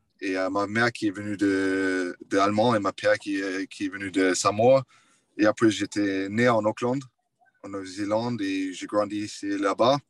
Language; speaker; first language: French; non-native, fluent; English